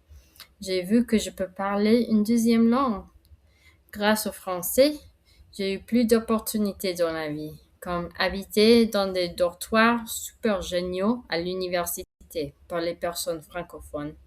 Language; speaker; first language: French; non-native, fluent; English